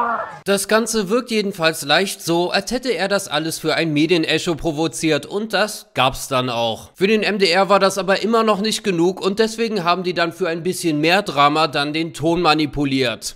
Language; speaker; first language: German; native; German